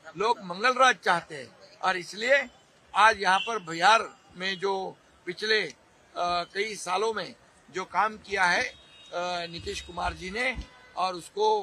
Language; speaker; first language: Hindi; non-native, local second language; Marathi